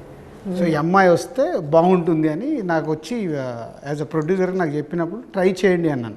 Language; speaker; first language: Telugu; native; Telugu